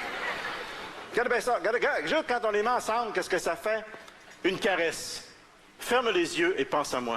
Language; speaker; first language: French; native; French